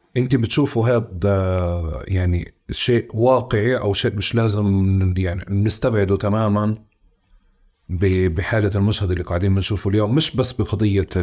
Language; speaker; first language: Arabic; native; Arabic